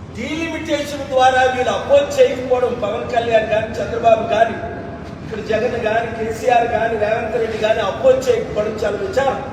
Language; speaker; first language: Telugu; native; Telugu